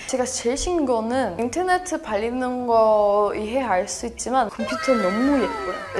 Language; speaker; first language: Korean; non-native, learner; English